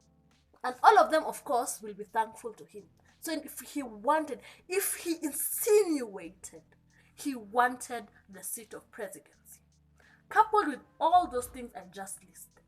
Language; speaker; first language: English; non-native, local second language; Kikuyu